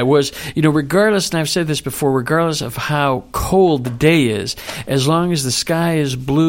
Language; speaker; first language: English; native; English